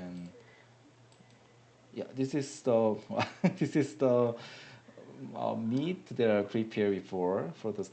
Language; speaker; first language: English; non-native, learner; Korean